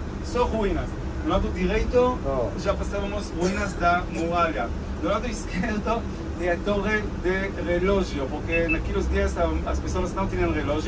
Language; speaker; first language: Portuguese; non-native, fluent; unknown